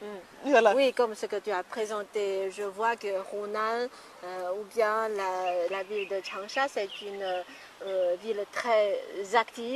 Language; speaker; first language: French; non-native, fluent; Chinese